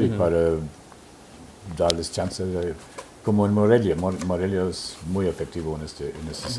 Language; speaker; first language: Spanish; non-native, fluent; English